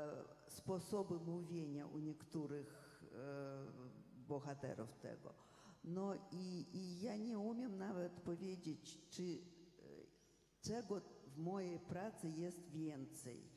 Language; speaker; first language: Polish; non-native, fluent; Russian